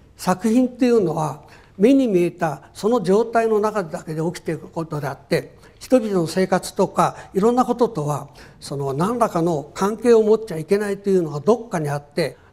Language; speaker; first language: Japanese; native; Japanese